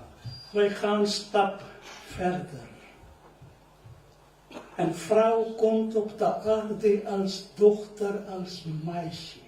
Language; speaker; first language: Dutch; non-native, learner; Urdu